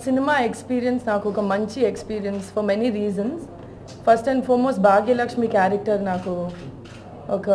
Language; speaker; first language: Telugu; non-native, local second language; Tamil